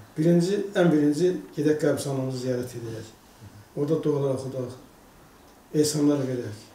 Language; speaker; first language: Azerbaijani; native; Azerbaijani